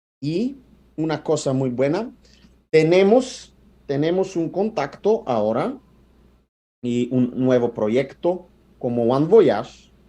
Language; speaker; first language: Spanish; non-native, fluent; Italian